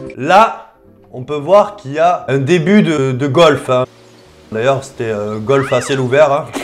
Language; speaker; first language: French; native; French